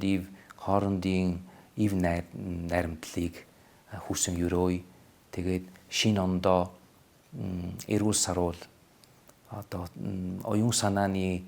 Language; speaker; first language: Mongolian; non-native, fluent; Italian